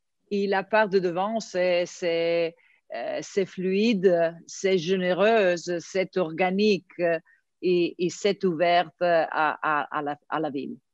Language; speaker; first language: French; non-native, fluent; Italian